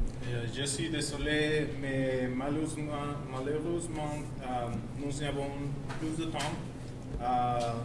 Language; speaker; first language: French; non-native, learner; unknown